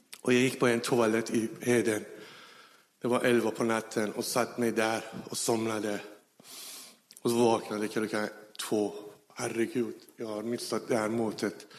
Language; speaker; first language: Swedish; non-native, fluent; Persian